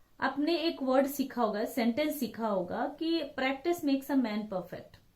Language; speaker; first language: Hindi; non-native, local second language; Telugu